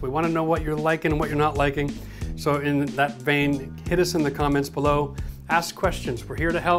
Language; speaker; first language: English; native; English